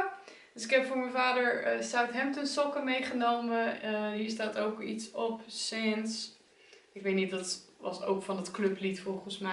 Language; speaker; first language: Dutch; native; Dutch